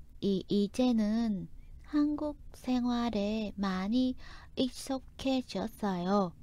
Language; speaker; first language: Korean; non-native, fluent; Vietnamese